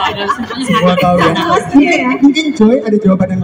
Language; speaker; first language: Korean; non-native, learner; Indonesian